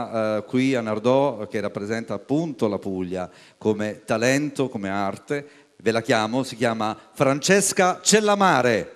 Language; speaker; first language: Italian; native; Italian